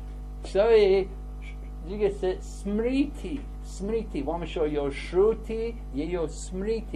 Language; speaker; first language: Chinese; non-native, fluent; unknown